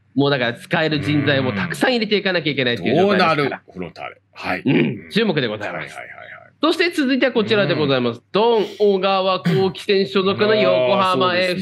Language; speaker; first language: Japanese; native; Japanese